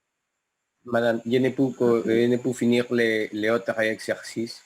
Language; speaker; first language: French; non-native, learner; Spanish